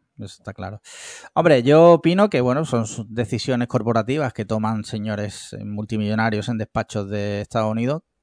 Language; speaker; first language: Spanish; native; Spanish